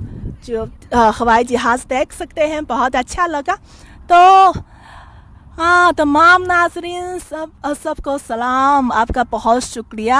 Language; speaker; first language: Hindi; non-native, fluent; Chinese